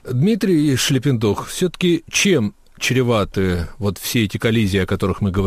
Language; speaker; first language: Russian; native; Russian